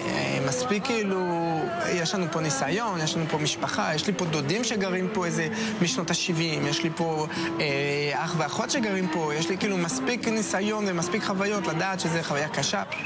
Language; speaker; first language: Hebrew; non-native, fluent; French